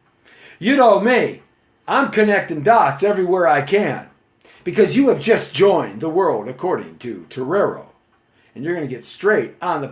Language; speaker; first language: English; native; English